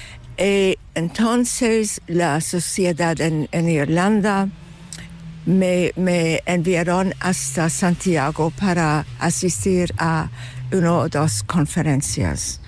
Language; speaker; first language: Spanish; non-native, fluent; English